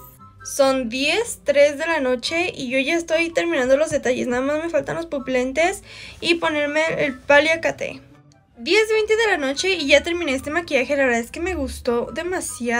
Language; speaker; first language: Spanish; native; Spanish